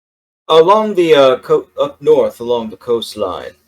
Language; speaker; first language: English; native; English